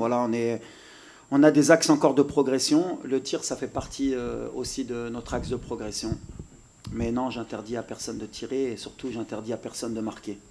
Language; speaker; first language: French; native; French